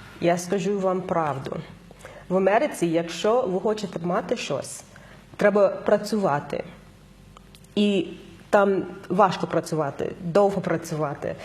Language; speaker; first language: Ukrainian; non-native, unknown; English